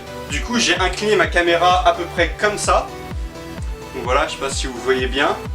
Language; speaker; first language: French; native; French